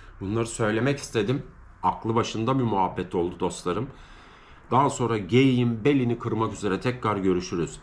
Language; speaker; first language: Turkish; native; Turkish